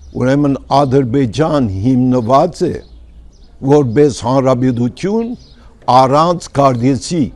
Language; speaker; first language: Armenian; early bilingual, heritage; Armenian